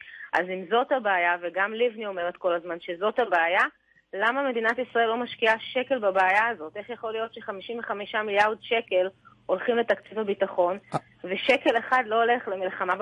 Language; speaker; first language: Hebrew; native; Hebrew